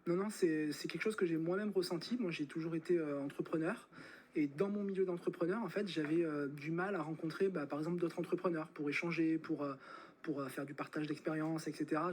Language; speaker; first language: French; native; French